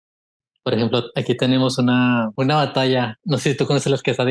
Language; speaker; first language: Spanish; native; Spanish